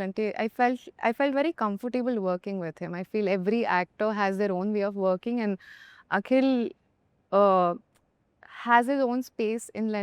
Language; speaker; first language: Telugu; non-native, learner; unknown